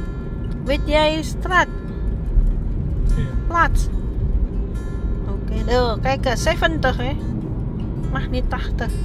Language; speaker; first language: Dutch; non-native, learner; Indonesian